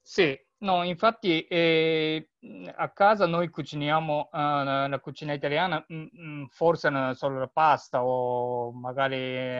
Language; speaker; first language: Italian; non-native, learner; Japanese